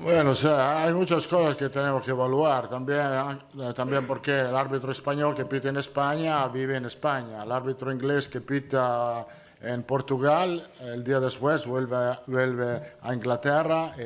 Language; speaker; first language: Spanish; non-native, fluent; Italian